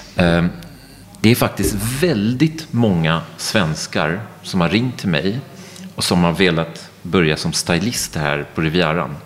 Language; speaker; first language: Swedish; non-native, fluent; French